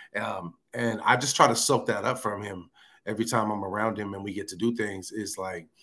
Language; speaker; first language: English; native; English